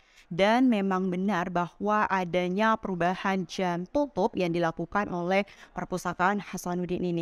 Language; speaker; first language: Indonesian; native; Indonesian